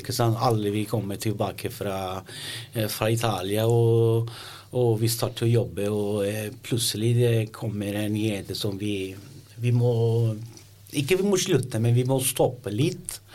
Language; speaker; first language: Norwegian; non-native, learner; Italian